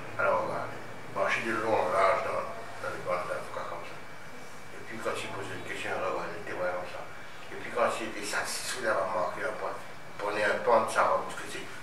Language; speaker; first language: French; non-native, local second language; Morisyen